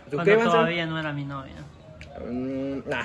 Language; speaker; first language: Spanish; native; Spanish